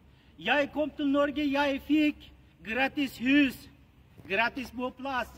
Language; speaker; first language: Norwegian; non-native, learner; Uyghur